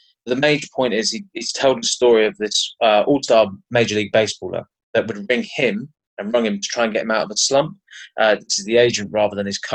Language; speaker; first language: English; native; English